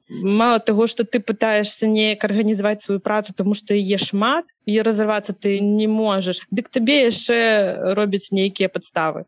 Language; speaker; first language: Belarusian; native; Belarusian